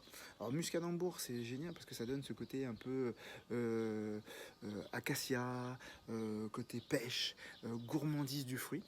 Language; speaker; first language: French; native; French